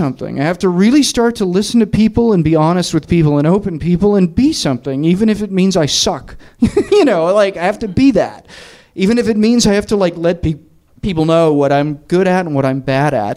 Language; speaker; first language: English; native; English